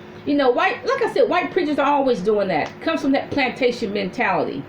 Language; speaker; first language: English; native; English